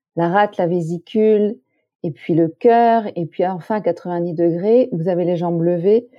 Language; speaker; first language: French; native; French